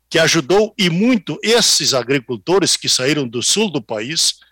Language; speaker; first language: Portuguese; native; Portuguese